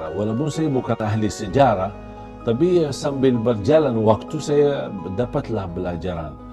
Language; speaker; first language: Indonesian; non-native, fluent; Arabic